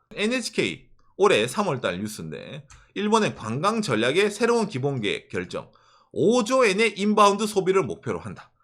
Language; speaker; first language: Korean; native; Korean